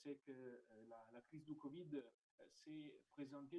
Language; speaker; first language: French; non-native, fluent; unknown